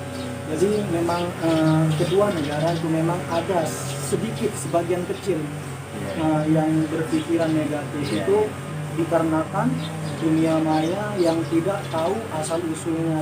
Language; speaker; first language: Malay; non-native, local second language; Madurese